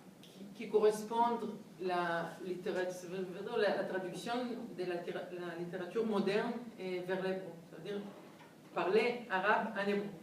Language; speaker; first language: French; non-native, fluent; Hebrew